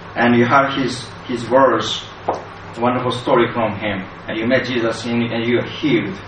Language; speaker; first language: English; non-native, fluent; Japanese